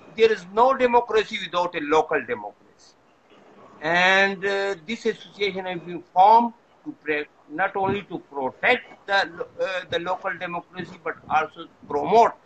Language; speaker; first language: English; non-native, local second language; Pashto